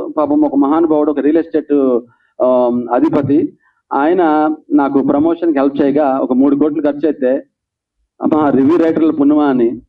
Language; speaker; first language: Telugu; native; Telugu